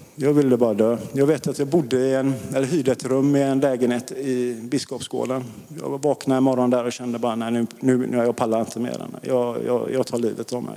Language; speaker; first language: Swedish; native; Swedish